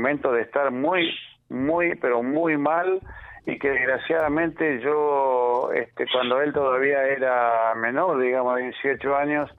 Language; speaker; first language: Spanish; native; Spanish